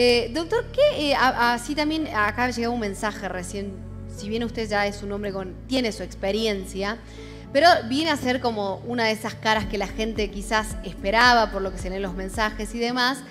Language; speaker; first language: Spanish; native; Spanish